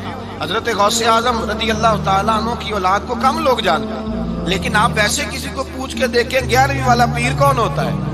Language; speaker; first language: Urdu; non-native, local second language; Punjabi